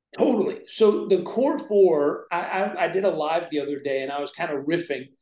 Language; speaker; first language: English; native; English